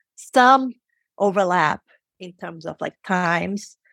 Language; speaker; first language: English; non-native, fluent; Portuguese